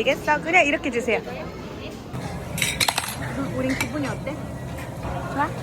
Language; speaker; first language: Korean; non-native, fluent; Mongolian